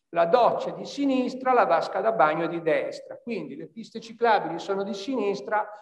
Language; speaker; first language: Italian; native; Italian